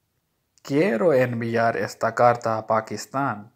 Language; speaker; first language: Spanish; non-native, fluent; Urdu